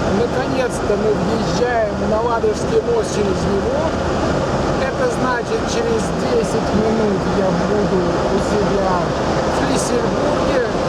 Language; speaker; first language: Russian; native; Russian